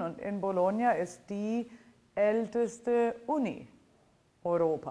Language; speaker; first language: German; non-native, fluent; Italian